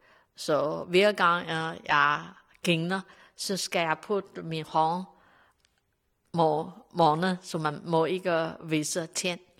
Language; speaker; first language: Danish; non-native, learner; Chinese